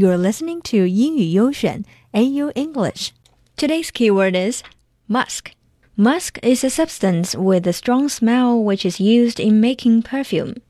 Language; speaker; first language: English; non-native, fluent; Chinese